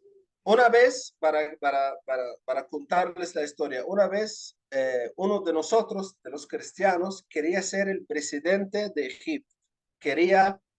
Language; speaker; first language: Spanish; non-native, fluent; Arabic